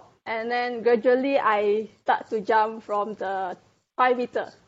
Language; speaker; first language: English; non-native, local second language; Malay